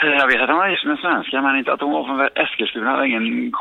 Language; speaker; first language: Swedish; native; Swedish